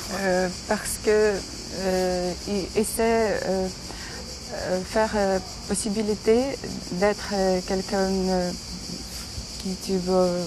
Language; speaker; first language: French; non-native, learner; Ukrainian